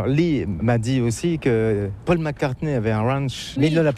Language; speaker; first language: French; native; French